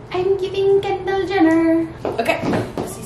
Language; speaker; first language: Spanish; early bilingual, heritage; Spanish